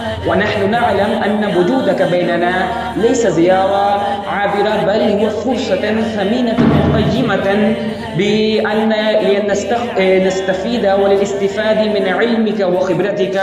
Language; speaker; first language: Arabic; non-native, fluent; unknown